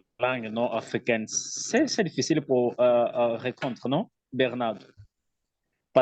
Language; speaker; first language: French; non-native, learner; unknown